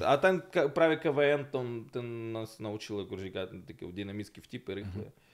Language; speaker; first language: Czech; non-native, fluent; Russian